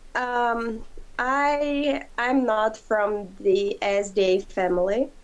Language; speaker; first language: English; non-native, fluent; Ukrainian